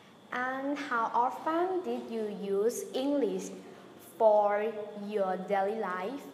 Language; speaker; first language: English; non-native, learner; Thai